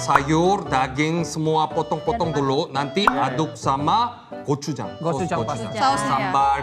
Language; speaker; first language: Indonesian; non-native, fluent; Korean